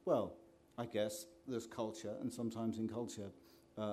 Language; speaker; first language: English; native; English